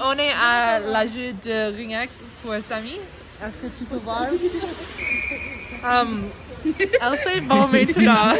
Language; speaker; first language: French; non-native, local second language; English